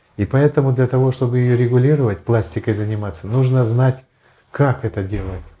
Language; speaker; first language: Russian; native; Russian